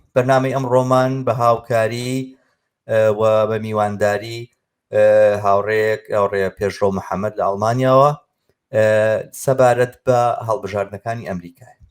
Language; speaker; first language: Central Kurdish; native; Central Kurdish